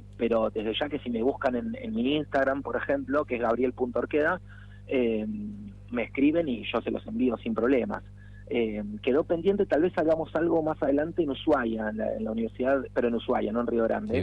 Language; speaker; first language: Spanish; native; Spanish